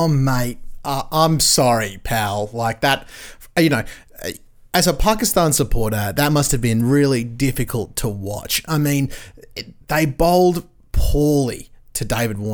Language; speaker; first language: English; native; English